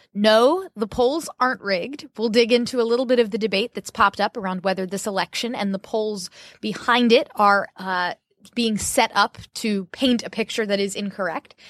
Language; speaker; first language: English; native; English